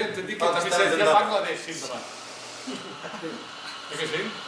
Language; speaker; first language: Spanish; native; Spanish